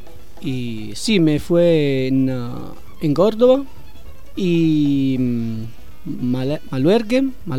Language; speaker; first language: Spanish; non-native, learner; Italian